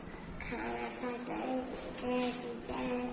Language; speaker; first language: Hindi; non-native, local second language; Kashmiri